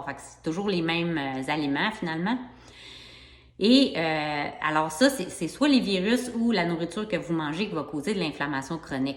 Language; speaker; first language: French; native; French